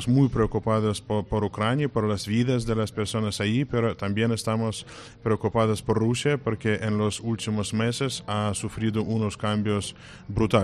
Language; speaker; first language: Spanish; non-native, fluent; Russian